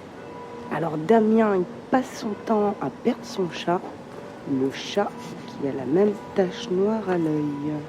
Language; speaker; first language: French; native; French